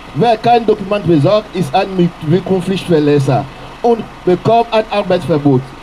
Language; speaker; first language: German; non-native, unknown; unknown